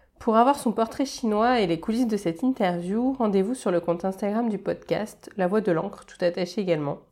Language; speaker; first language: French; native; French